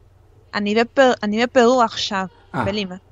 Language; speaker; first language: Hebrew; non-native, learner; Spanish